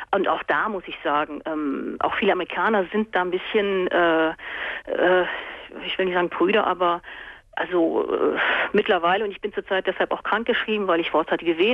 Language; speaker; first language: German; native; German